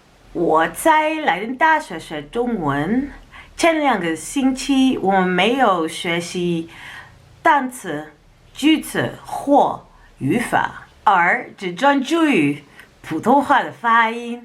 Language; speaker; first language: Chinese; non-native, learner; Dutch